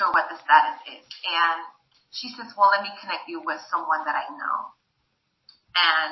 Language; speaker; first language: English; non-native, fluent; Spanish